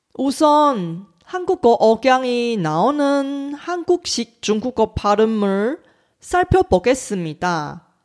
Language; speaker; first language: Korean; non-native, fluent; Chinese